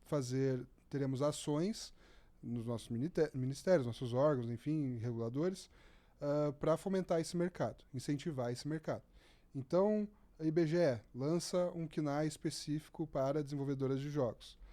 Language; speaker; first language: Portuguese; native; Portuguese